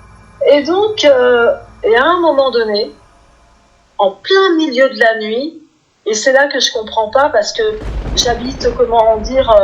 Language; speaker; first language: French; native; French